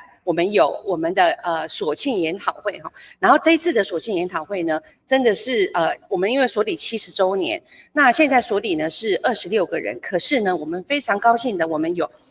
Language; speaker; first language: Chinese; native; Chinese